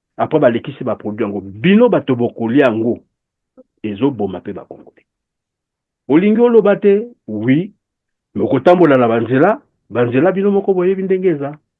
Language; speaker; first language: Lingala; native; Lingala